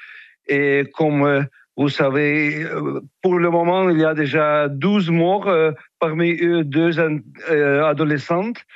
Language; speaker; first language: French; non-native, fluent; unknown